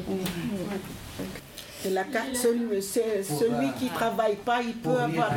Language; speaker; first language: French; non-native, learner; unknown